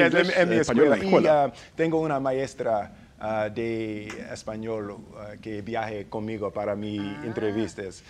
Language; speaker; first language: Spanish; non-native, learner; English